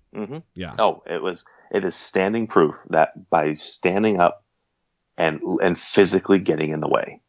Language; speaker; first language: English; native; English